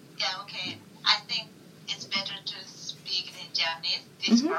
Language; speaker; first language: English; non-native, learner; Japanese